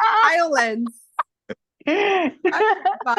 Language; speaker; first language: English; native; English